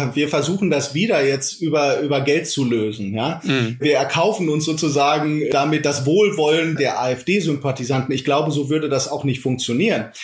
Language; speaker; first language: German; native; German